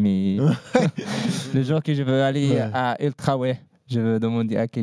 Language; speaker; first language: French; non-native, learner; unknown